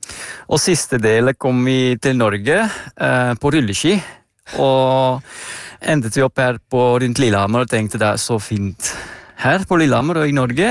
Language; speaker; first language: Norwegian; non-native, fluent; Dutch